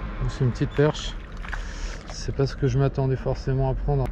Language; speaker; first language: French; native; French